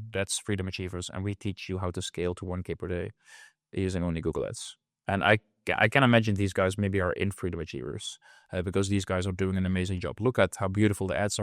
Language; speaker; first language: English; non-native, fluent; Dutch